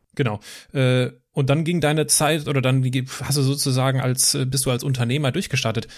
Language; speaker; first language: German; native; German